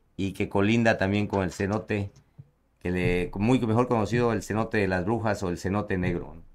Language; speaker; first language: Spanish; native; Spanish